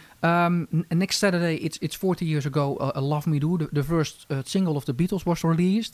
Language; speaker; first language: English; non-native, fluent; Dutch